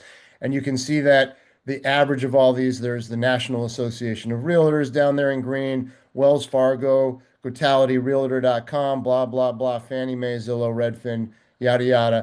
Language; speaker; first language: English; native; English